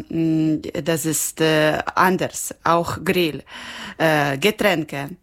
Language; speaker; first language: German; non-native, learner; Ukrainian